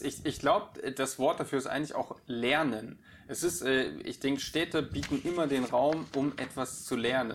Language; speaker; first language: German; native; German